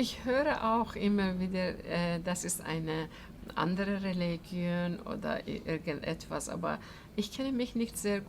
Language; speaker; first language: German; non-native, fluent; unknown